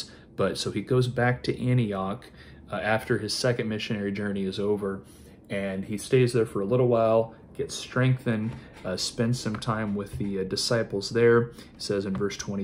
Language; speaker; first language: English; native; English